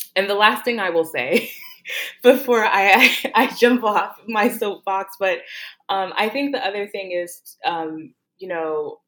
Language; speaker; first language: English; early bilingual, other home language; Haitian Creole